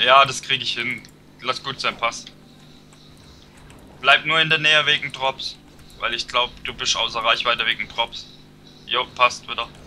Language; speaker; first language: German; native; German